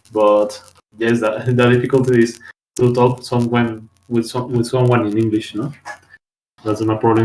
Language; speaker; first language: English; non-native, learner; Spanish